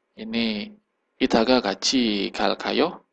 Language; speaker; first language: Korean; non-native, fluent; Indonesian